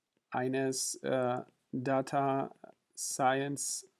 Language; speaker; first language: German; non-native, fluent; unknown